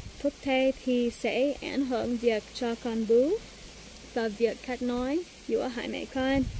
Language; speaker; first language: Vietnamese; non-native, learner; English